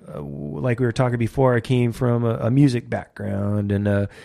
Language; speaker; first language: English; native; English